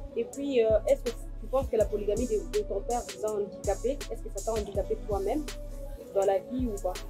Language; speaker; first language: French; non-native, local second language; Lingala